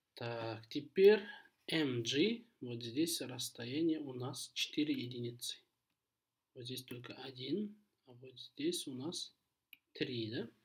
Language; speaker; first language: Russian; non-native, local second language; Kazakh